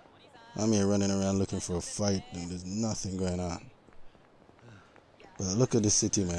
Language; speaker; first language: English; native; English